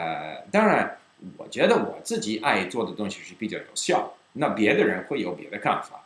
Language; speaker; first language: Chinese; non-native, fluent; English